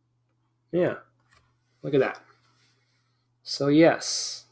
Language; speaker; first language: English; native; English